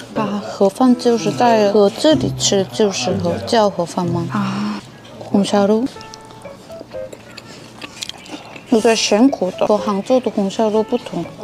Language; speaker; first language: Chinese; non-native, fluent; Korean